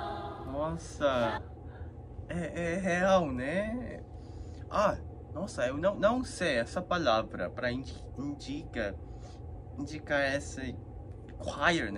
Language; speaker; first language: Portuguese; non-native, fluent; Korean